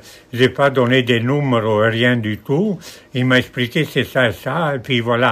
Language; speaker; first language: French; non-native, fluent; Italian